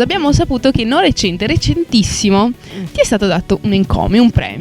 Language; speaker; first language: Italian; native; Italian